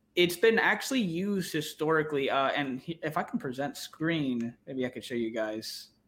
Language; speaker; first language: English; native; English